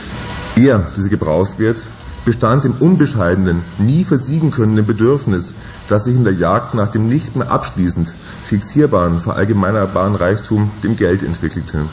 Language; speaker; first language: German; native; German